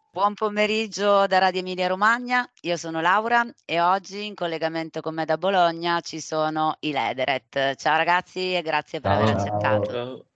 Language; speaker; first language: Italian; native; Italian